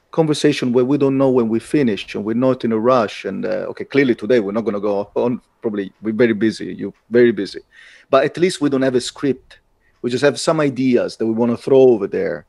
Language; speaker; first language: English; non-native, fluent; Italian